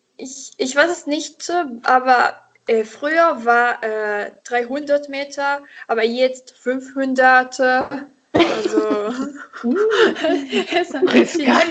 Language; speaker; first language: German; non-native, learner; Italian